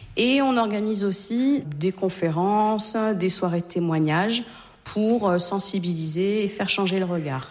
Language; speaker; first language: French; native; French